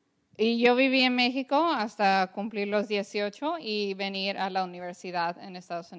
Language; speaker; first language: Spanish; early bilingual, heritage; English